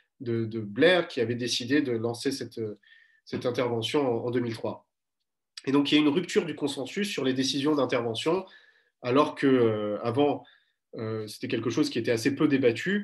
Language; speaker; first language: French; native; French